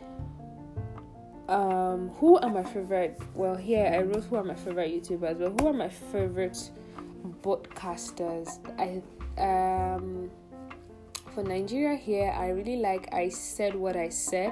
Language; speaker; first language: English; non-native, local second language; Igbo